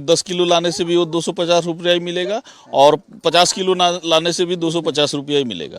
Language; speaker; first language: Hindi; non-native, local second language; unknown